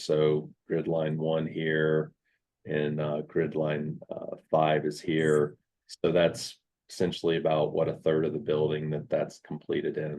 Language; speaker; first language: English; native; English